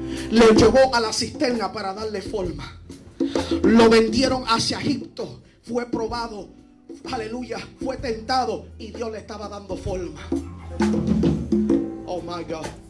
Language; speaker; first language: Spanish; early bilingual, heritage; Spanish